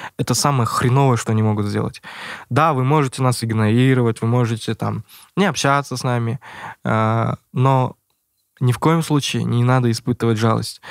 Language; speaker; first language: Russian; native; Russian